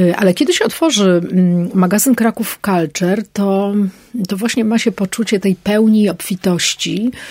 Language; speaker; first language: Polish; native; Polish